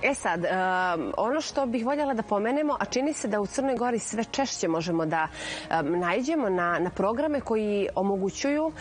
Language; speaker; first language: Serbian; native; Serbian